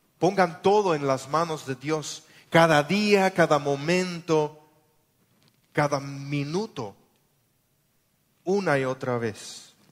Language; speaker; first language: Spanish; non-native, local second language; German